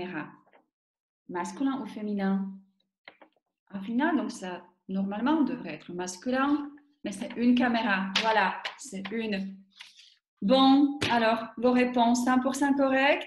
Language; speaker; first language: French; non-native, fluent; Slovak